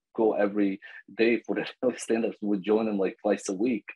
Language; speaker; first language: English; non-native, fluent; Bosnian